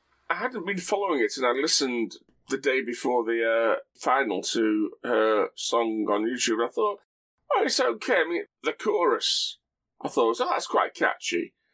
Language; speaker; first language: English; native; English